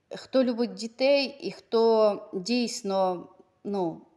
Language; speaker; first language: Ukrainian; native; Ukrainian